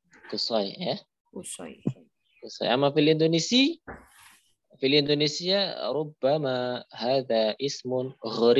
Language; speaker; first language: Arabic; non-native, fluent; Indonesian